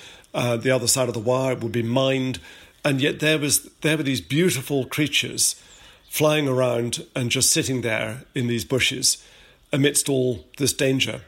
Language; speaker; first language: English; native; English